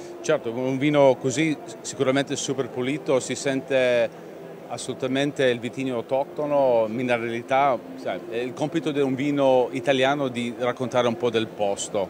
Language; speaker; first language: Italian; early bilingual, heritage; English